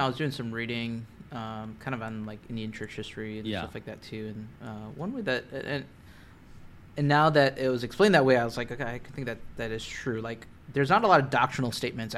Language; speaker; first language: English; native; English